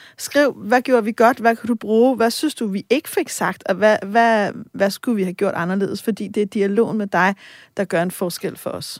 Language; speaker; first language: Danish; native; Danish